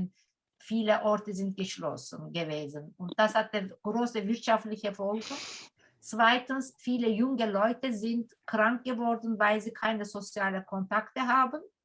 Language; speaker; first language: German; non-native, fluent; Turkish